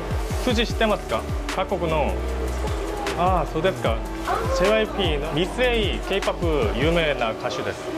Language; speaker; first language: Japanese; non-native, learner; Korean